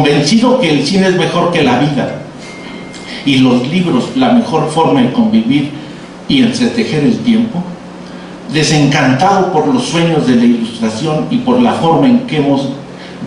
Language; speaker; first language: Spanish; native; Spanish